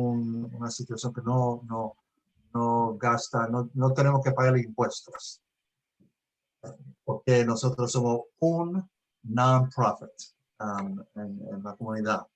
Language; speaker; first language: Spanish; early bilingual, heritage; Spanish